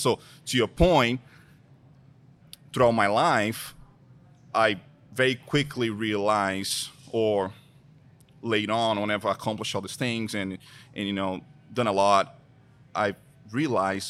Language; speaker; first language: English; non-native, fluent; Portuguese